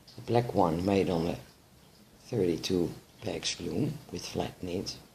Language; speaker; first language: English; non-native, fluent; Dutch